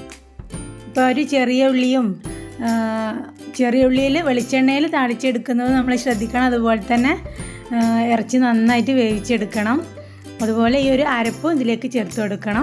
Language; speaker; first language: Malayalam; native; Malayalam